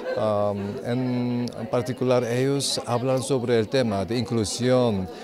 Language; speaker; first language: Spanish; non-native, fluent; Korean